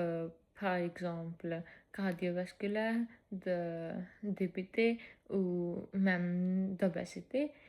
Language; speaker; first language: French; non-native, fluent; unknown